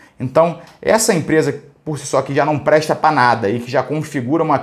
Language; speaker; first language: Portuguese; native; Portuguese